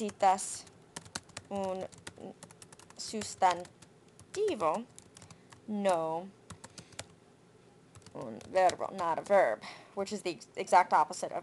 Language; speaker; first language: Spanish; non-native, learner; English